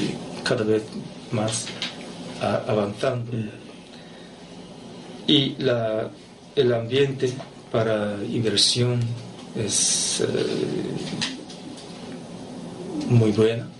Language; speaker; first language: Spanish; non-native, fluent; Japanese